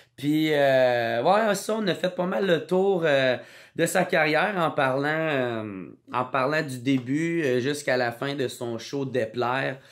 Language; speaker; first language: French; native; French